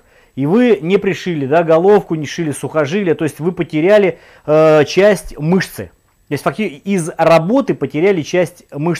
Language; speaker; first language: Russian; native; Russian